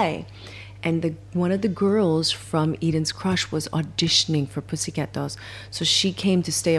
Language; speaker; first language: English; native; English